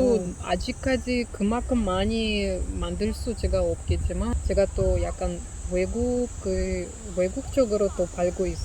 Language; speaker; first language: Korean; non-native, learner; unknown